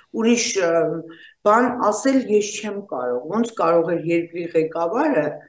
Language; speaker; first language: Armenian; native; Armenian